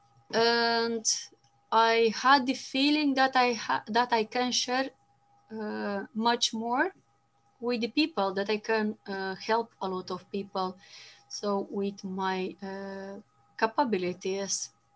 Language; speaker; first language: English; non-native, fluent; Romanian